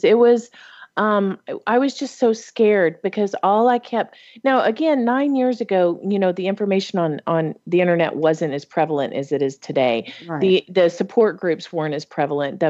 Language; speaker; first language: English; native; English